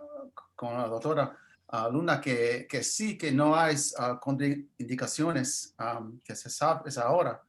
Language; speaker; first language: Spanish; early bilingual, heritage; English